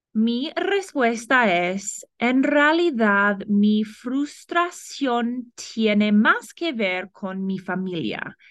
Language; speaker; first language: Spanish; non-native, fluent; English